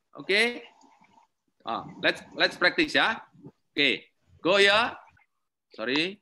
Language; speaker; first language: English; non-native, learner; Indonesian